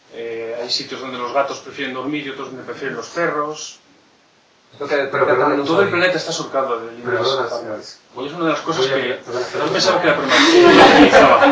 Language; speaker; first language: Spanish; native; Spanish